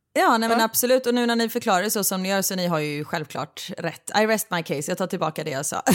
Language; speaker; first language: Swedish; native; Swedish